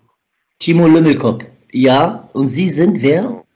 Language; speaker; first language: German; native; German